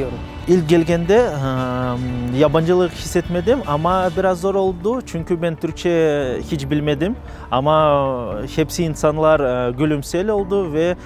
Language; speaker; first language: Turkish; non-native, learner; Kyrgyz